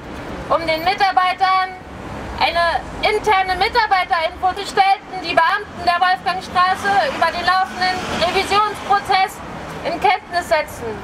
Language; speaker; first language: German; native; German